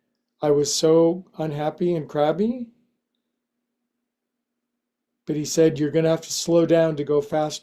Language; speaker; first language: English; native; English